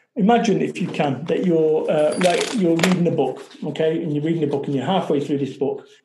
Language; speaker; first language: English; native; English